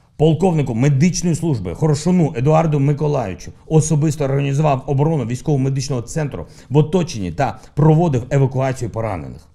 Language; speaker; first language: Ukrainian; non-native, local second language; Russian